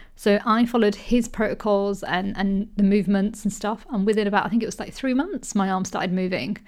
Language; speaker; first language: English; native; English